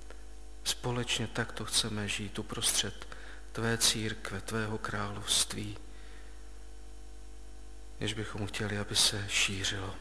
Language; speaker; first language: Czech; native; Czech